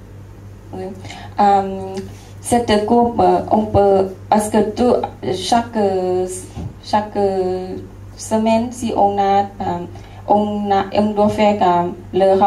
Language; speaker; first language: French; non-native, learner; Lao